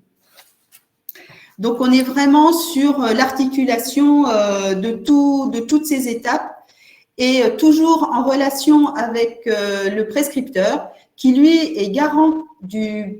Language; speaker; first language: French; native; French